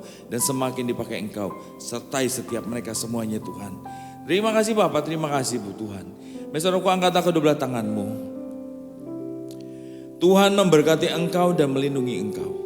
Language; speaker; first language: Indonesian; native; Indonesian